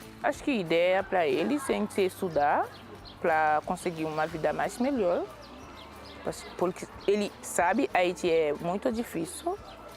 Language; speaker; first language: Portuguese; non-native, learner; Haitian Creole